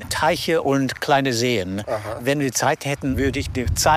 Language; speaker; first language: German; non-native, fluent; English